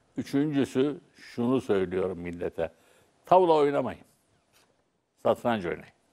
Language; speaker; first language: Turkish; non-native, local second language; Arabic